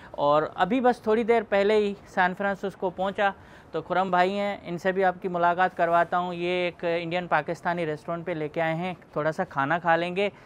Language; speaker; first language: Urdu; non-native, local second language; Sindhi